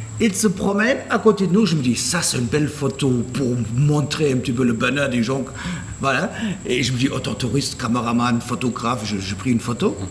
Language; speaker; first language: French; non-native, fluent; German